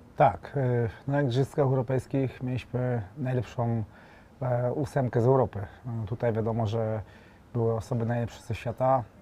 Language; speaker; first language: Polish; native; Polish